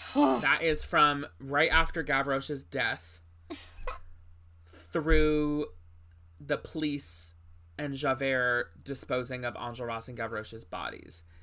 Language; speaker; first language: English; native; English